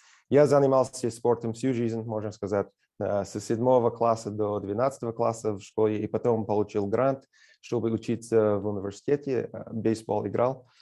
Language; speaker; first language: Russian; non-native, fluent; English